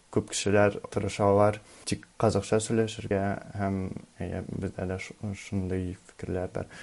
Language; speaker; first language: Tatar; non-native, learner; Russian